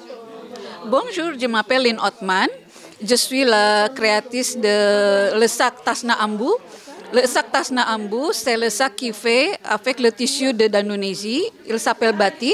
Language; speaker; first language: French; non-native, learner; Indonesian